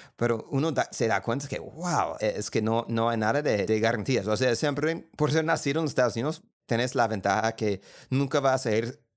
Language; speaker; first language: Spanish; non-native, fluent; English